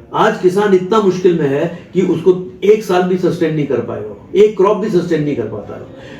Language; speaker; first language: Hindi; non-native, local second language; Marathi